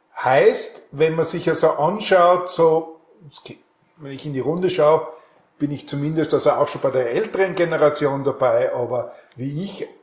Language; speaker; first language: German; native; German